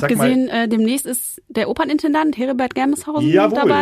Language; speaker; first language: German; native; German